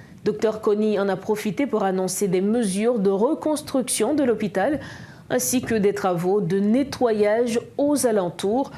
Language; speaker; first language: French; non-native, local second language; Haitian Creole